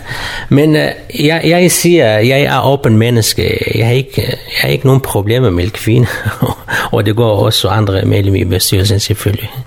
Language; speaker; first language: Danish; non-native, learner; Kurdish